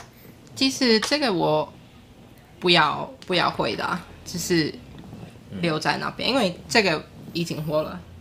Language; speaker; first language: Chinese; non-native, learner; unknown